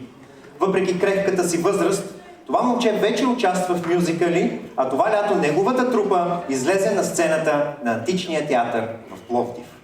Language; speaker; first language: Bulgarian; native; Bulgarian